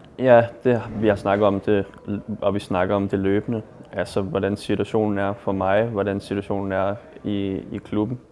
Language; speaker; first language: Danish; native; Danish